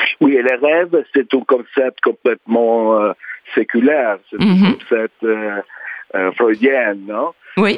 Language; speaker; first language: French; non-native, learner; Italian